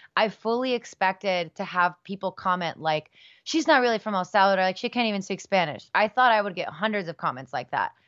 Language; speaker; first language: English; early bilingual, other home language; Spanish